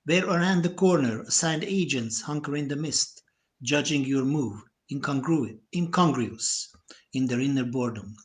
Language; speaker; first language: English; non-native, fluent; Hungarian